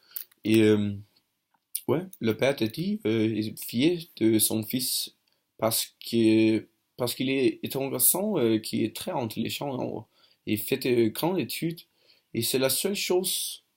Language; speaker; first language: French; non-native, learner; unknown